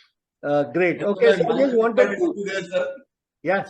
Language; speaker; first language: English; non-native, local second language; Telugu